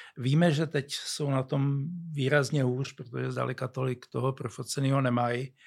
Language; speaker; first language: Czech; native; Czech